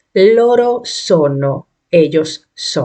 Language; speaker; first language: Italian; non-native, fluent; Spanish